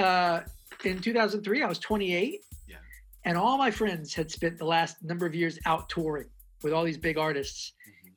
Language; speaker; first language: English; native; English